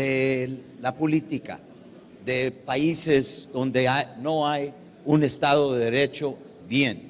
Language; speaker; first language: Spanish; early bilingual, heritage; English